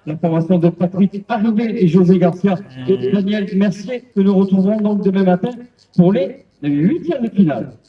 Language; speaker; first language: French; native; French